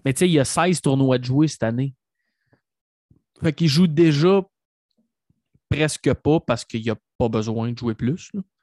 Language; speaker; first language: French; native; French